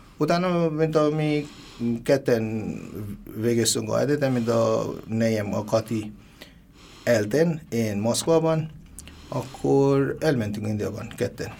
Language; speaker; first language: Hungarian; non-native, learner; Bangla